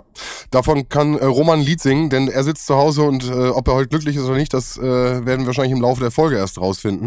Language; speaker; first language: German; native; German